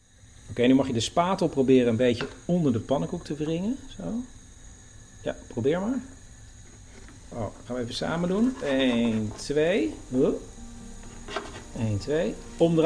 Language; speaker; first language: Dutch; native; Dutch